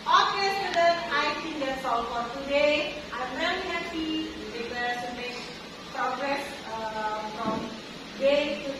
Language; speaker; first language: English; non-native, fluent; Indonesian